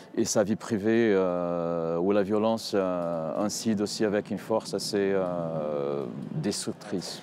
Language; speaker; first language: French; non-native, fluent; Portuguese